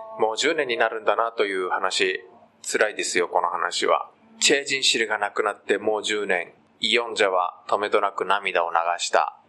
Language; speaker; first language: Japanese; native; Japanese